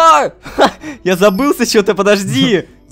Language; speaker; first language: Russian; native; Russian